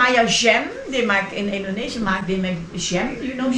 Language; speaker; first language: English; non-native, learner; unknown